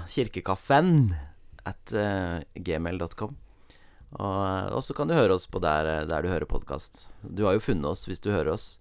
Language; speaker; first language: Norwegian; early bilingual, heritage; Norwegian